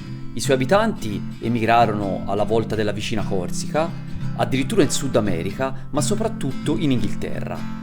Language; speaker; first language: Italian; native; Italian